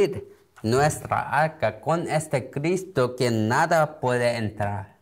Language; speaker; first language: Spanish; non-native, learner; Korean